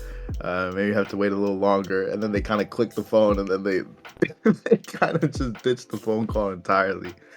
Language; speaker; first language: English; native; English